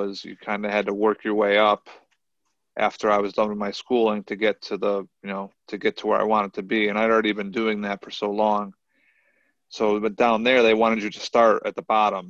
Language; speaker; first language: English; native; English